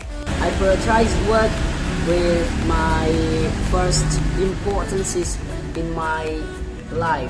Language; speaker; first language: English; non-native, learner; Indonesian